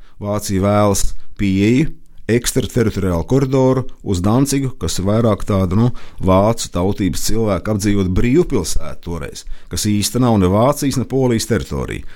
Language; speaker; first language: Latvian; native; Latvian